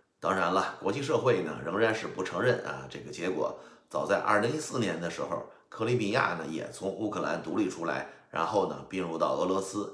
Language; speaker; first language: Chinese; native; Chinese